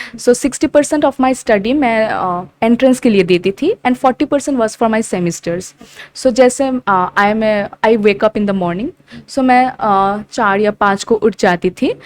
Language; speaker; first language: Hindi; non-native, local second language; Assamese